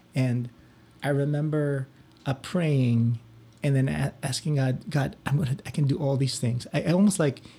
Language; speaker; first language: English; non-native, local second language; Filipino